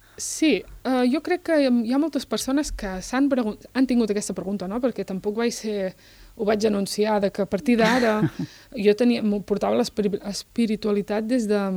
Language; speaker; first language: Catalan; early bilingual, other home language; Berber languages